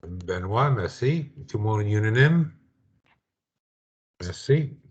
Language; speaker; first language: French; non-native, learner; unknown